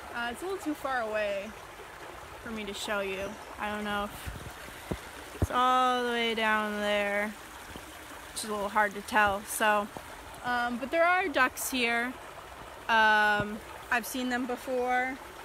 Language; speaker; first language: English; native; English